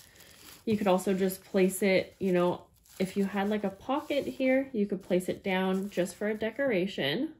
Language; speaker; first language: English; native; English